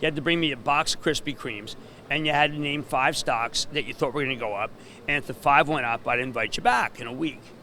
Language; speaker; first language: English; native; English